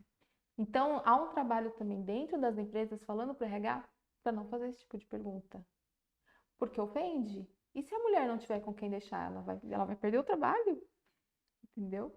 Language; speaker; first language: Portuguese; native; Portuguese